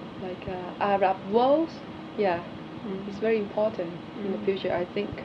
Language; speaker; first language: English; non-native, learner; Thai